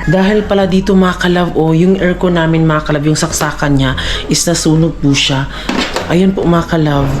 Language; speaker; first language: Filipino; non-native, local second language; Cebuano